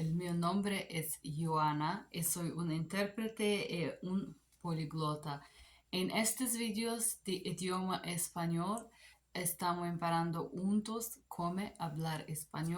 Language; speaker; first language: Spanish; non-native, learner; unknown